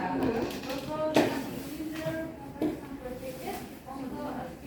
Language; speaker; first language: English; non-native, learner; Indonesian